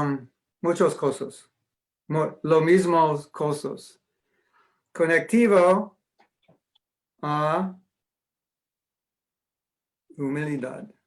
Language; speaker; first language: Spanish; non-native, learner; English